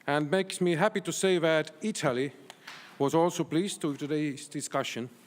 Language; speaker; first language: English; non-native, fluent; Estonian